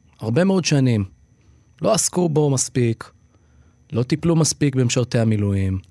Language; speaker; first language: Hebrew; native; Hebrew